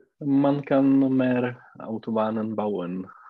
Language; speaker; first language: German; non-native, learner; Czech